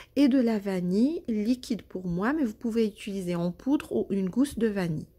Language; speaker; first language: French; non-native, local second language; Arabic